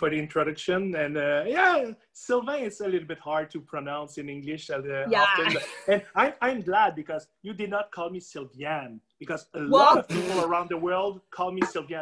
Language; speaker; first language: English; native; English